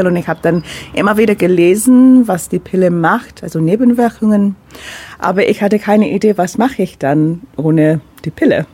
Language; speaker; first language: German; non-native, fluent; English